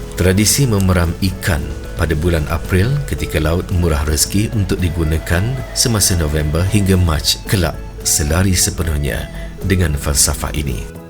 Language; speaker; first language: Malay; native; Malay